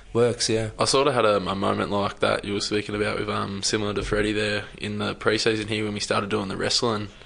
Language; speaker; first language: English; native; English